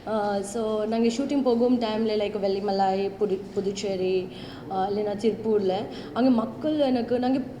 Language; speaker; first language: Tamil; non-native, learner; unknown